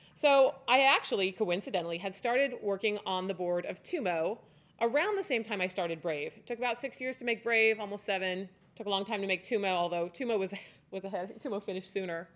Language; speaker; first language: English; native; English